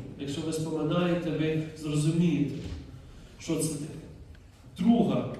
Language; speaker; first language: Ukrainian; non-native, fluent; Dutch